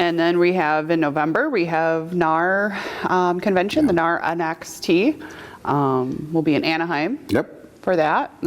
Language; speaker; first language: English; native; English